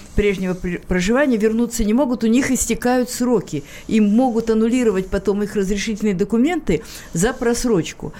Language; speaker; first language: Russian; native; Russian